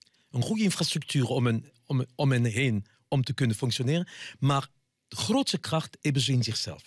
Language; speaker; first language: Dutch; non-native, fluent; French